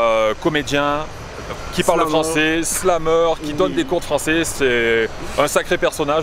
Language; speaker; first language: French; native; French